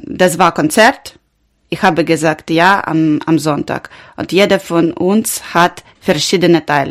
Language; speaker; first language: German; non-native, learner; Ukrainian